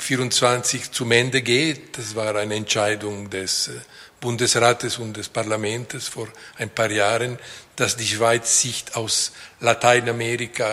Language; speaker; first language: German; non-native, local second language; Italian